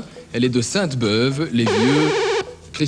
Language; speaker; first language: French; native; French